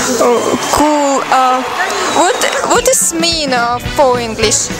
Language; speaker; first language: English; non-native, learner; Russian